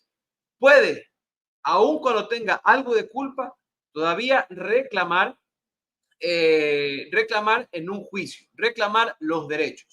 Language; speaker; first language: Spanish; native; Spanish